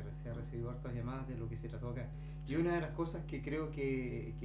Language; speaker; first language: Spanish; native; Spanish